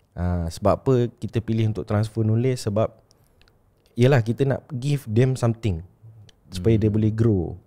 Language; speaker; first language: Malay; native; Malay